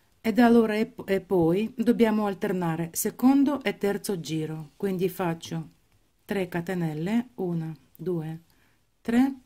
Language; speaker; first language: Italian; non-native, fluent; Ukrainian